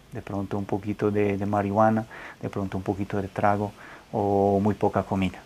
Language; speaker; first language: Spanish; native; Spanish